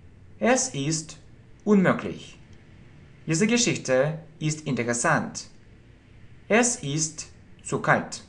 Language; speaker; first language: German; non-native, fluent; Russian